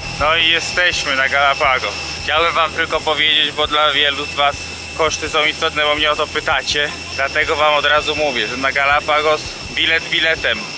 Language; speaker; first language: Polish; native; Polish